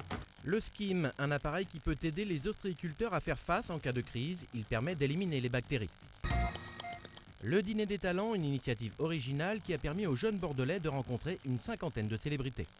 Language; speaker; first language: French; native; French